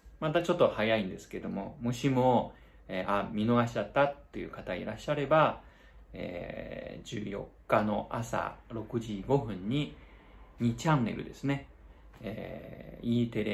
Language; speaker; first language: Japanese; non-native, fluent; Chinese